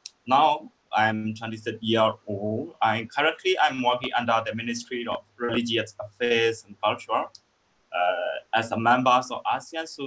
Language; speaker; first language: English; non-native, learner; Burmese